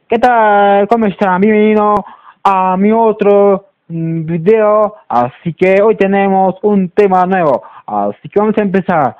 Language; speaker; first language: Spanish; non-native, local second language; Quechua